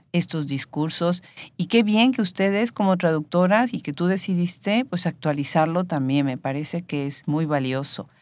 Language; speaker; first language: Spanish; native; Spanish